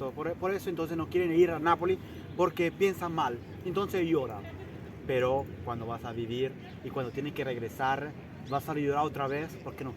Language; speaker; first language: Spanish; early bilingual, heritage; Italian